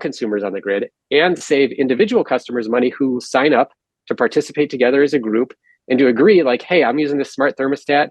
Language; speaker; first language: English; native; English